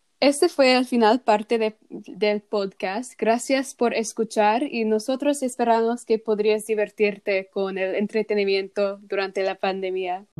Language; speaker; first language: Spanish; non-native, learner; English